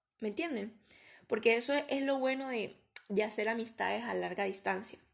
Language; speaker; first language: Spanish; native; Spanish